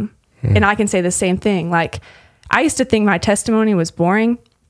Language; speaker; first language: English; native; English